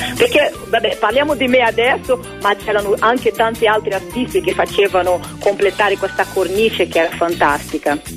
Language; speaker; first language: Italian; non-native, fluent; Portuguese